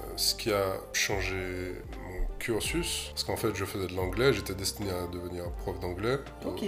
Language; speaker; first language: French; native; French